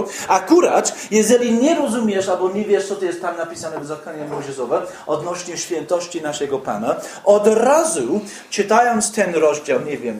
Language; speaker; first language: Polish; non-native, fluent; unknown